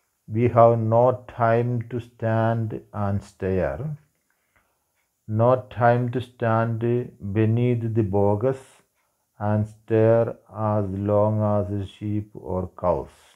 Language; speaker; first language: English; non-native, local second language; Malayalam